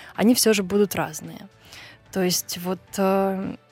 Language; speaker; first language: Russian; native; Russian